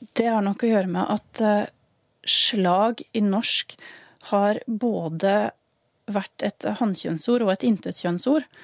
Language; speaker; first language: Norwegian; native; Norwegian